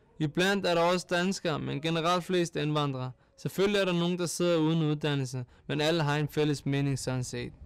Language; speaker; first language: Danish; early bilingual, other home language; Turkish